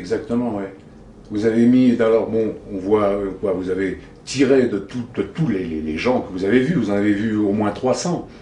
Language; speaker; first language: French; native; French